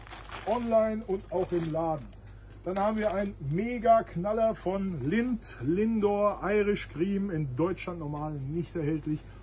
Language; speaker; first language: German; native; German